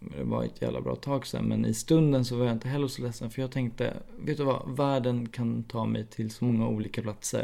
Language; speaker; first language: Swedish; native; Swedish